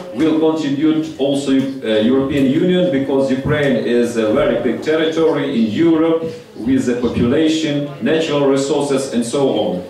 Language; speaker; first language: English; non-native, fluent; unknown